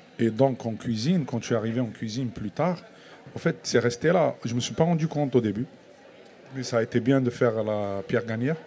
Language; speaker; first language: French; non-native, local second language; Kabyle